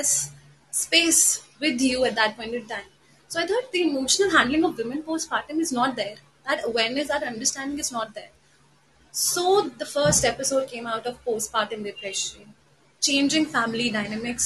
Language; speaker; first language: English; non-native, local second language; Hindi